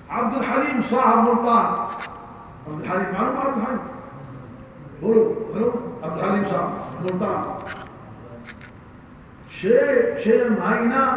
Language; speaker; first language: Urdu; non-native, learner; Arabic